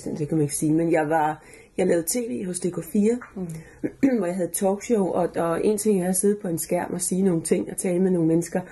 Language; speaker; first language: Danish; native; Danish